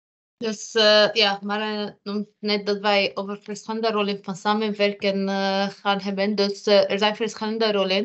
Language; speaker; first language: Dutch; non-native, fluent; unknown